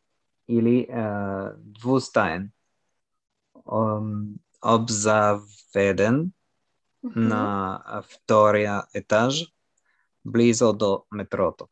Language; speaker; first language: Bulgarian; non-native, learner; French